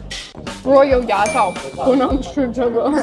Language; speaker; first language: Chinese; non-native, learner; English